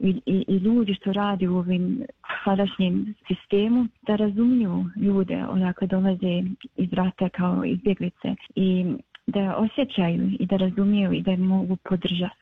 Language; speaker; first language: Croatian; early bilingual, heritage; Bosnian